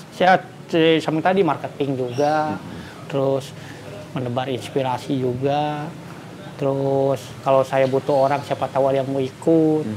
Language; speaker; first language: Indonesian; native; Indonesian